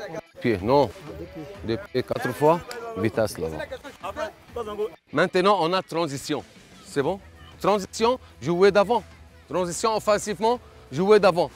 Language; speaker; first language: French; non-native, learner; Arabic